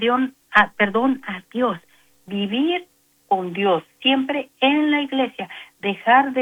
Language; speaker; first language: Spanish; native; Spanish